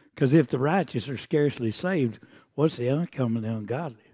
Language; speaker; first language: English; native; English